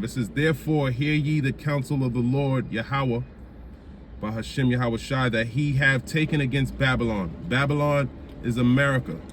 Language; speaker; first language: English; native; English